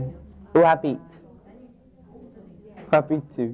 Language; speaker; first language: French; non-native, learner; English